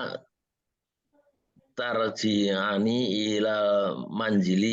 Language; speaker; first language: Arabic; non-native, learner; Indonesian